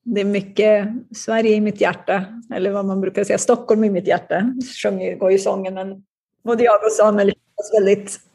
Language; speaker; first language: Swedish; native; Swedish